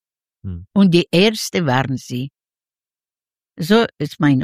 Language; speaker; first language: German; non-native, learner; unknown